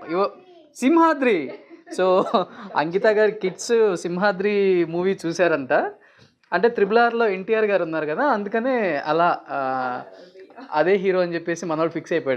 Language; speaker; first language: Telugu; native; Telugu